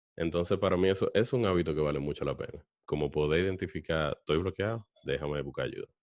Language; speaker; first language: Spanish; native; Spanish